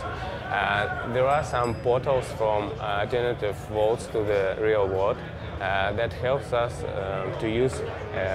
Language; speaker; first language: English; non-native, fluent; Russian